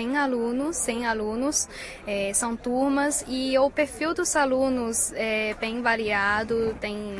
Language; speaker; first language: Portuguese; non-native, fluent; Chinese